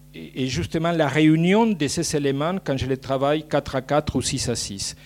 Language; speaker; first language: French; non-native, fluent; Spanish